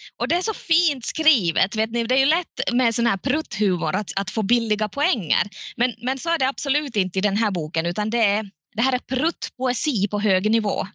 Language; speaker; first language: Swedish; native; Swedish